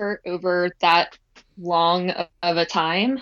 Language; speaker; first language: English; native; English